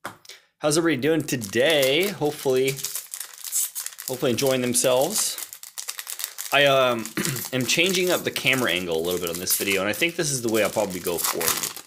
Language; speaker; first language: English; native; English